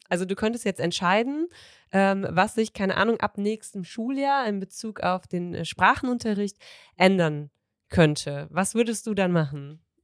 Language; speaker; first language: German; native; German